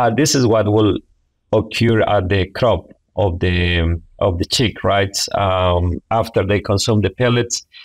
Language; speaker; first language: English; non-native, fluent; Spanish